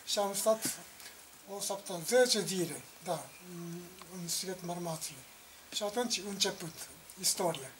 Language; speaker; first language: Romanian; non-native, learner; Japanese